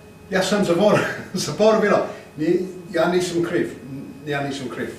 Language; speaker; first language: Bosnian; non-native, learner; English